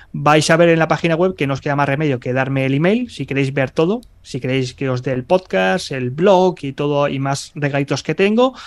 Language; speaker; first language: Spanish; native; Spanish